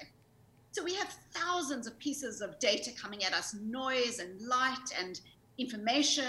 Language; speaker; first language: English; native; English